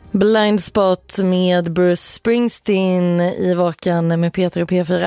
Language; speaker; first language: Swedish; native; Swedish